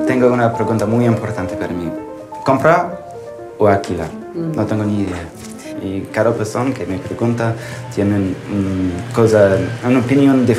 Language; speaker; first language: Spanish; non-native, fluent; English